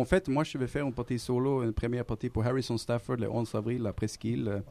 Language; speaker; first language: French; non-native, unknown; Swedish